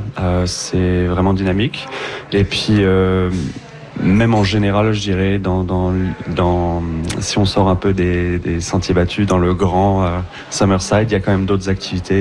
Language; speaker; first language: French; native; French